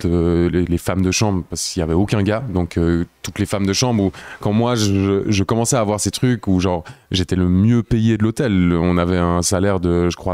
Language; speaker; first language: French; native; French